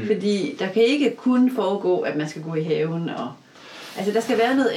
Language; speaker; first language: Danish; native; Danish